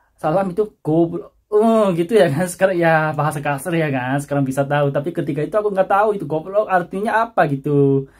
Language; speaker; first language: Indonesian; non-native, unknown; Korean